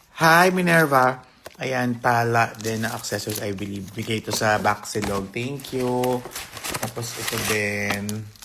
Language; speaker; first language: Filipino; native; Filipino